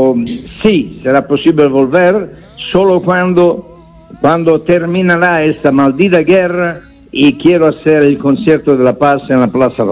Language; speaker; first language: Spanish; non-native, fluent; Italian